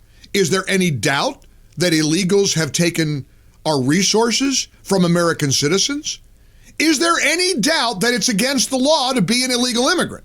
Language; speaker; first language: English; native; English